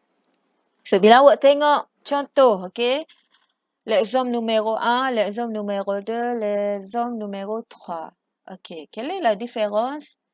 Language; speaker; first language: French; non-native, fluent; Malay